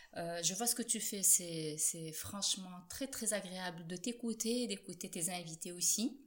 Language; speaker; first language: French; non-native, local second language; Arabic